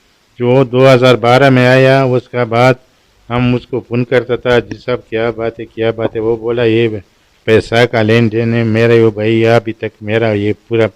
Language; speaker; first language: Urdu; non-native, local second language; Pashto